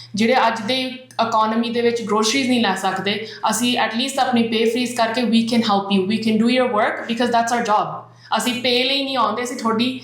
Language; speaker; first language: Punjabi; early bilingual, heritage; Punjabi